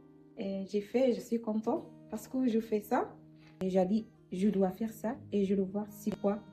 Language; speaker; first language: French; non-native, learner; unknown